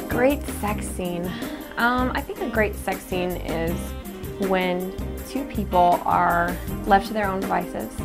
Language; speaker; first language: English; native; English